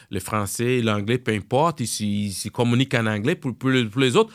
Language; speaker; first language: French; non-native, fluent; Portuguese